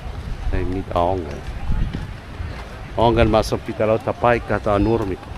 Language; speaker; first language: Finnish; non-native, learner; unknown